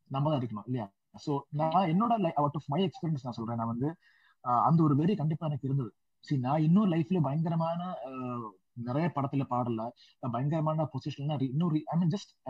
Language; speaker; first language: Tamil; non-native, local second language; Malayalam